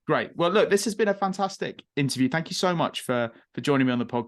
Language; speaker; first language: English; native; English